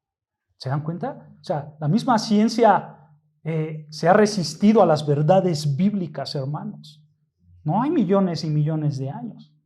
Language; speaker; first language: Spanish; native; Spanish